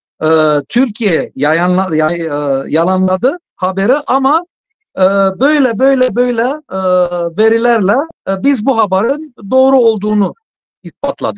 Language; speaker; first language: Turkish; non-native, fluent; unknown